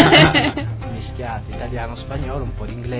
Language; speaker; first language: Italian; non-native, fluent; Spanish